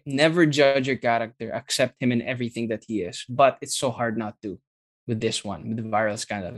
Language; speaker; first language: English; native; English